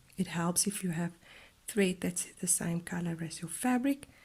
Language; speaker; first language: English; non-native, local second language; Afrikaans